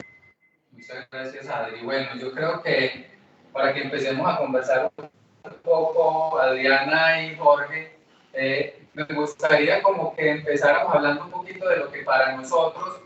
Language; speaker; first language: Spanish; native; Spanish